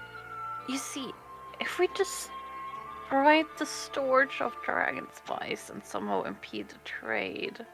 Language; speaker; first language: English; non-native, fluent; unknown